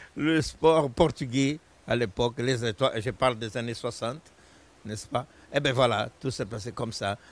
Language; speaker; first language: French; non-native, fluent; Portuguese